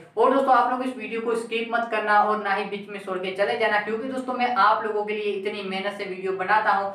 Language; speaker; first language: Hindi; native; Hindi